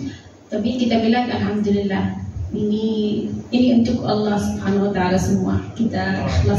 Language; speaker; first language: Indonesian; non-native, fluent; Arabic